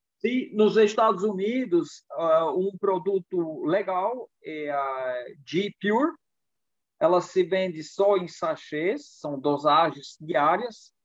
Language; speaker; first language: Portuguese; non-native, fluent; German